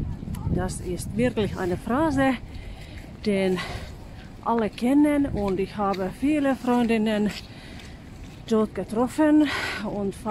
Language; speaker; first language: German; non-native, fluent; Finnish